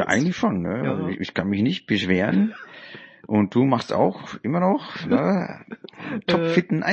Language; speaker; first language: German; native; German